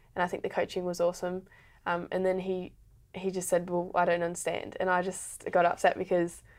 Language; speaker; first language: English; native; English